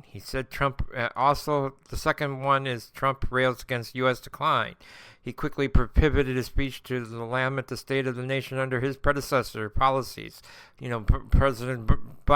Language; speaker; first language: English; native; English